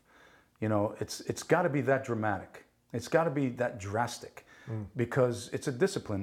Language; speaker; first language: English; early bilingual, other home language; Italian